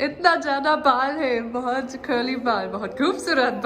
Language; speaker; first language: Hindi; non-native, learner; German